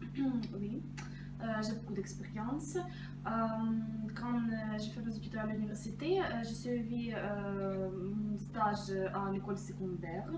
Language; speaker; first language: French; non-native, fluent; Russian